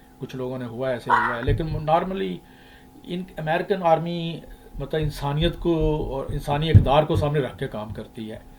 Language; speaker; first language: Urdu; native; Urdu